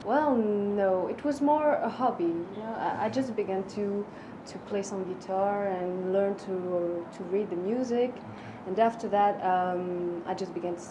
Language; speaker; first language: English; non-native, fluent; French